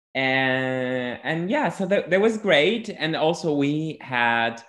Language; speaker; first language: English; non-native, fluent; Italian